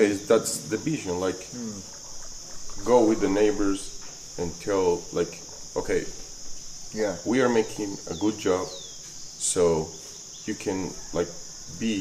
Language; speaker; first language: English; non-native, fluent; Spanish